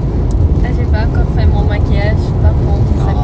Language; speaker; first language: French; non-native, fluent; Dutch